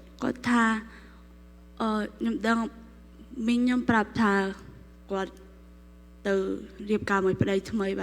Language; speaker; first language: Khmer; non-native, local second language; Korean